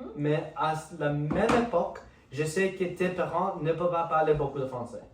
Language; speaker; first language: French; non-native, learner; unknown